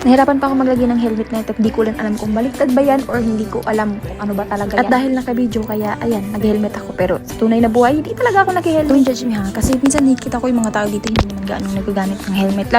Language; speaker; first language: Filipino; native; Filipino